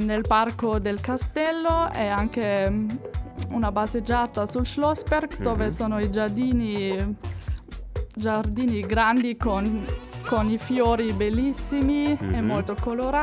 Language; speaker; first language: Italian; non-native, fluent; German